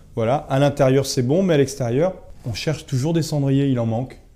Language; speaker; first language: French; native; French